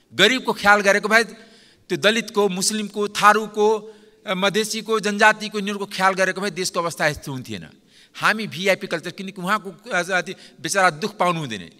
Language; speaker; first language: Nepali; non-native, local second language; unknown